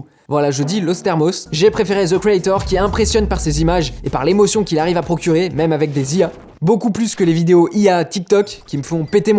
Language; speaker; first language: French; native; French